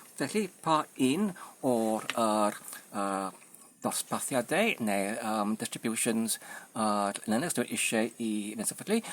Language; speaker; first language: Welsh; non-native, learner; Polish